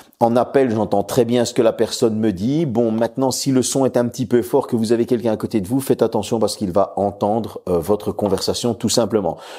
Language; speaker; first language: French; native; French